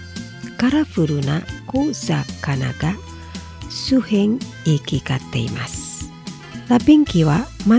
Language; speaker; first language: Japanese; non-native, fluent; Indonesian